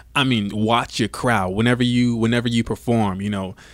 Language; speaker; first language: English; native; English